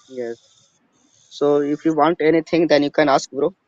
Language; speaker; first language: English; non-native, learner; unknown